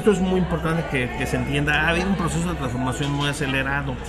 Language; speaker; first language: Spanish; native; Spanish